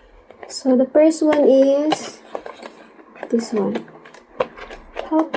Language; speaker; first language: English; non-native, learner; Filipino